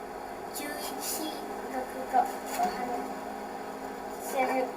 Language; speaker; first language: Japanese; non-native, learner; Vietnamese